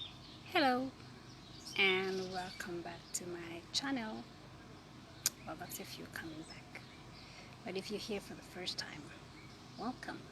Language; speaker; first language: English; non-native, local second language; Zulu